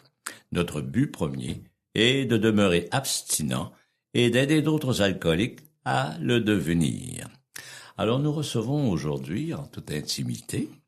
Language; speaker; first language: French; native; French